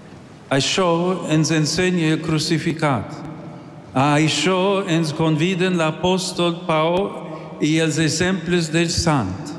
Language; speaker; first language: Catalan; non-native, learner; English